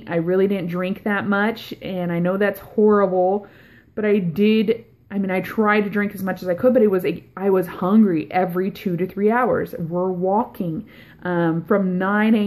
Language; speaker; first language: English; native; English